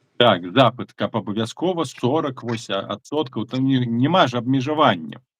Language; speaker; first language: Belarusian; native; Belarusian